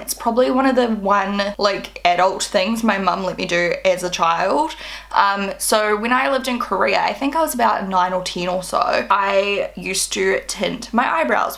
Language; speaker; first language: English; native; English